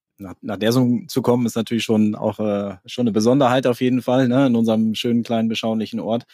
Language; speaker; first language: German; native; German